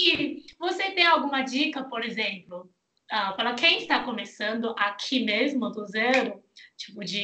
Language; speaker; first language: Portuguese; non-native, fluent; Chinese